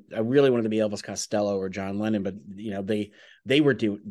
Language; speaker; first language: English; native; English